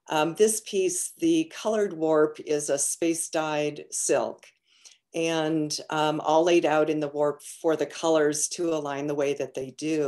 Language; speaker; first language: English; native; English